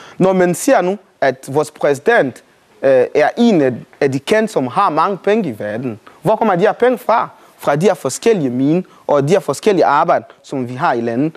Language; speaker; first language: Danish; non-native, fluent; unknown